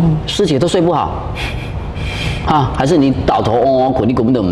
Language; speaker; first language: Chinese; native; Chinese